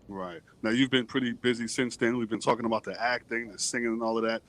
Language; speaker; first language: English; native; English